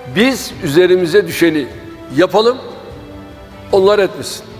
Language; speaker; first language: Turkish; native; Turkish